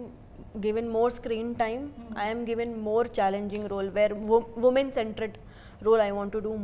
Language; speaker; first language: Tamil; non-native, learner; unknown